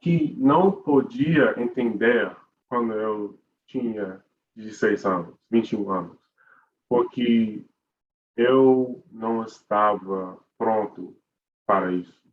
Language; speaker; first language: Portuguese; non-native, learner; English